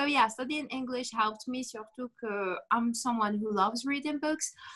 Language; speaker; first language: English; non-native, fluent; Arabic